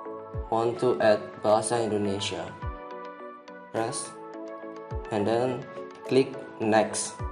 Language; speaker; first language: English; non-native, learner; Indonesian